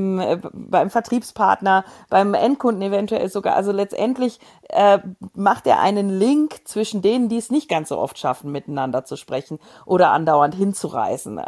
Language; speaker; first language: German; native; German